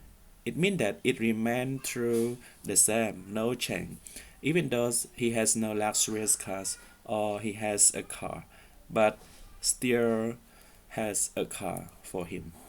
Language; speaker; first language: English; non-native, fluent; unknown